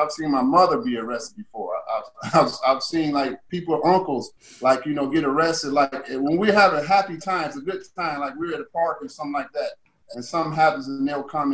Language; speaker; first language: English; native; English